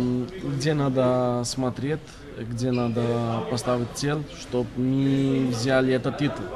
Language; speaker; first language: Russian; non-native, learner; Greek